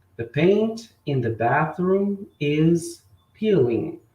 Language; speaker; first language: English; non-native, fluent; Portuguese